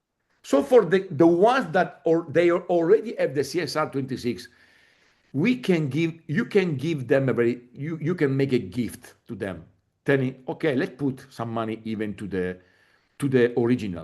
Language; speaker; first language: English; non-native, fluent; Italian